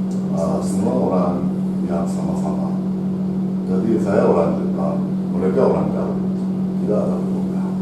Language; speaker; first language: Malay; non-native, learner; Japanese